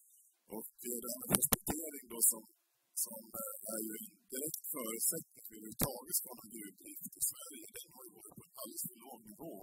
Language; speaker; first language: Swedish; native; Swedish